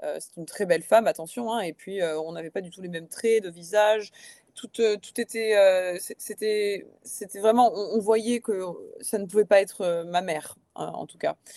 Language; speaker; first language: French; native; French